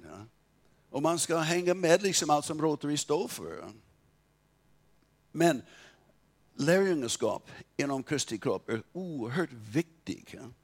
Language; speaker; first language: Swedish; non-native, fluent; English